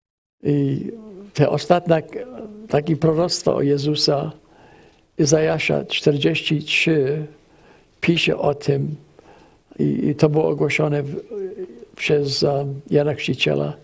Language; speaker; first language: Polish; early bilingual, heritage; English